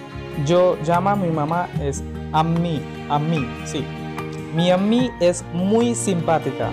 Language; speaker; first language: Spanish; non-native, learner; Hindi